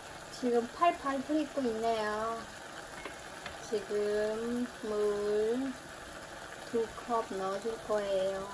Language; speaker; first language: Korean; non-native, fluent; Khmer